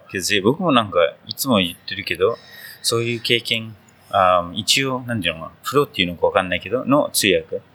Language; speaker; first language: Japanese; non-native, fluent; English